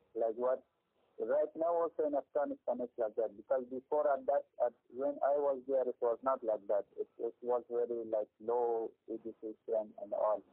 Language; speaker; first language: English; non-native, learner; Persian